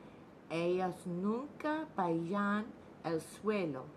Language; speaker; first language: Spanish; non-native, learner; English